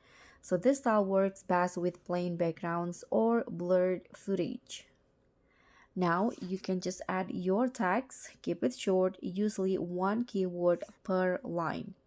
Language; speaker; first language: English; non-native, fluent; Indonesian